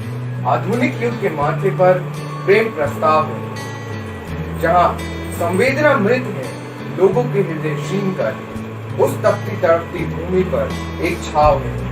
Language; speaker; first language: Hindi; native; Hindi